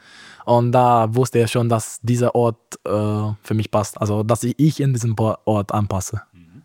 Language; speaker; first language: German; non-native, fluent; Romanian